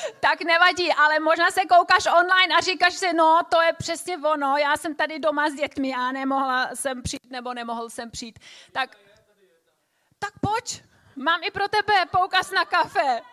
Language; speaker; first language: Czech; non-native, fluent; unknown